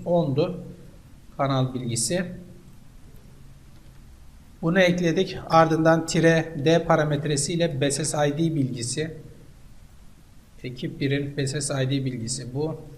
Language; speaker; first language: Turkish; native; Turkish